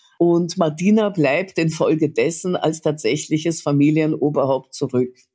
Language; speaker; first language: German; early bilingual, other home language; Russian